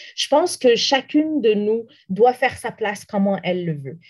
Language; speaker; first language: French; non-native, local second language; Arabic